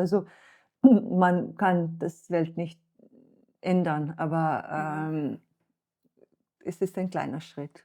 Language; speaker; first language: German; non-native, fluent; Slovenian